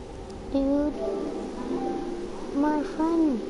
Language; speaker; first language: English; non-native, learner; French